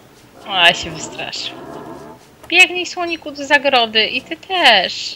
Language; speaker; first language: Polish; native; Polish